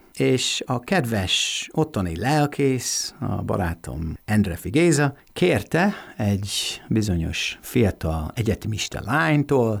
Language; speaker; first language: Hungarian; non-native, fluent; English